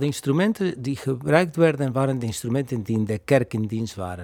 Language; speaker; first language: Dutch; non-native, fluent; Spanish